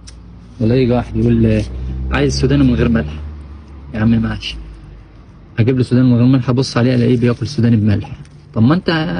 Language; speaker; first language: Arabic; native; Arabic